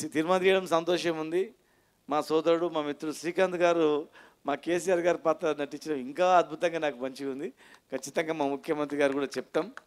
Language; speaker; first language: Telugu; native; Telugu